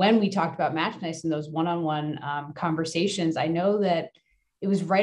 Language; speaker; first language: English; native; English